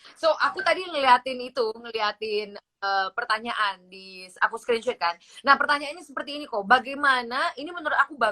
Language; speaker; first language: Indonesian; native; Indonesian